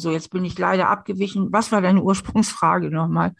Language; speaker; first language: German; native; German